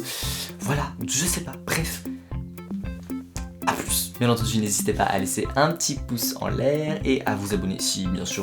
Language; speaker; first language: French; native; French